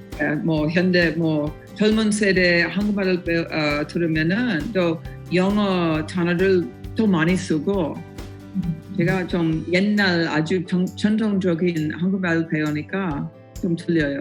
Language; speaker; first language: Korean; non-native, fluent; English